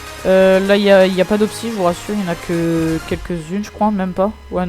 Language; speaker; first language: French; native; French